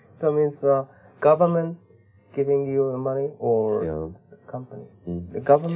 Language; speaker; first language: English; non-native, learner; Japanese